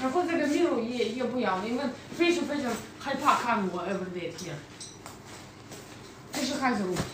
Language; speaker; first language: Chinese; non-native, learner; Russian